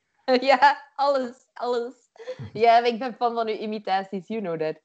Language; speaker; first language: Dutch; native; Dutch